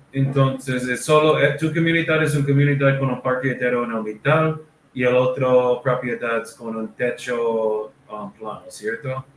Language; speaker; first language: Spanish; non-native, learner; English